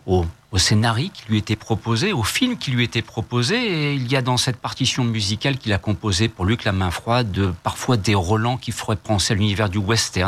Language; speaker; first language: French; native; French